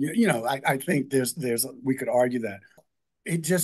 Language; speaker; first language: English; native; English